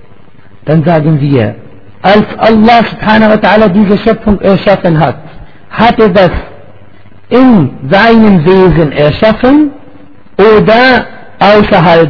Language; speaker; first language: German; non-native, fluent; Arabic